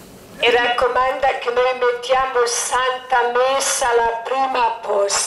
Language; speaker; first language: Italian; non-native, learner; Croatian